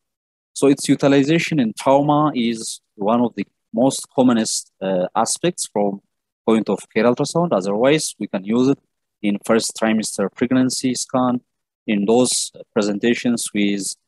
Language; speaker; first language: English; non-native, local second language; Amharic